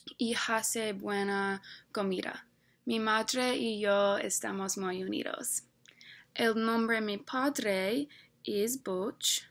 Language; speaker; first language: Spanish; non-native, learner; English